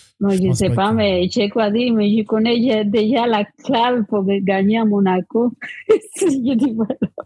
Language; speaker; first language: French; non-native, fluent; Spanish